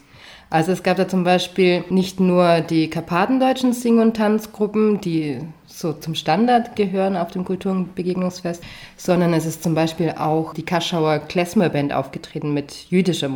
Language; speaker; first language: German; native; German